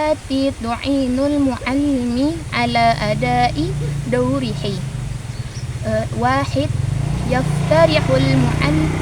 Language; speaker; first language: Arabic; non-native, learner; Indonesian